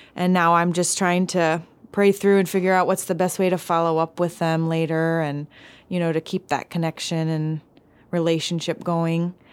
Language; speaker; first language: English; native; English